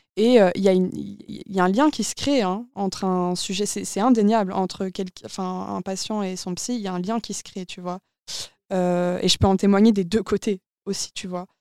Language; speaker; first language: French; native; French